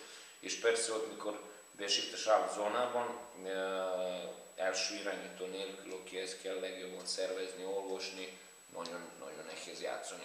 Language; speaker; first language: Hungarian; non-native, learner; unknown